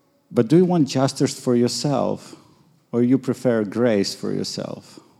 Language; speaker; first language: English; non-native, fluent; Ukrainian